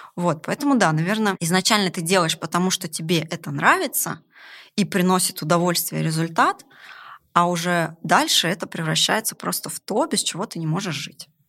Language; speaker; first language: Russian; native; Russian